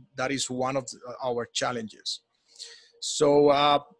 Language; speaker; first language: English; non-native, fluent; Spanish